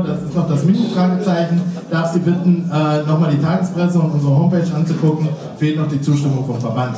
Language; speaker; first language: German; native; German